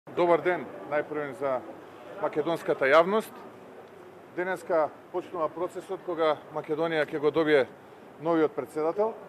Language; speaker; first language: Macedonian; native; Macedonian